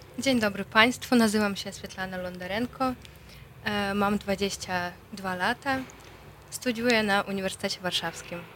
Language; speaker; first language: Polish; non-native, fluent; Russian